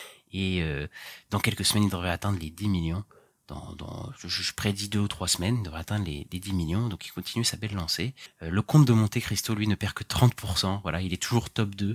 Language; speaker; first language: French; native; French